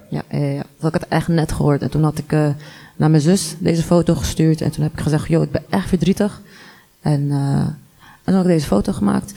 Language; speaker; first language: Dutch; early bilingual, other home language; Arabic